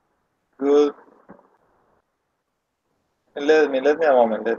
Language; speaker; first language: English; non-native, learner; Spanish